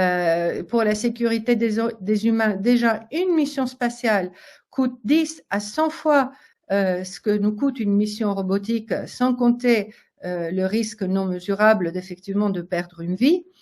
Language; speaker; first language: French; native; French